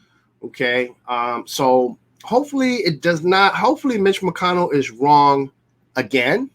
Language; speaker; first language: English; native; English